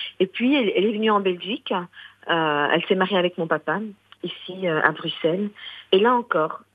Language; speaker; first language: French; early bilingual, other home language; Arabic